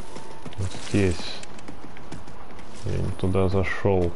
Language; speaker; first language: Russian; native; Russian